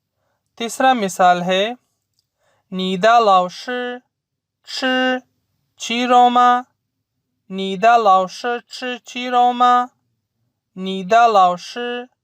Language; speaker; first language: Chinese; non-native, fluent; Urdu